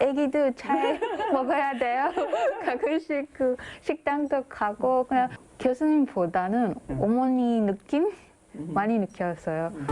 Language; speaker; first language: Korean; non-native, learner; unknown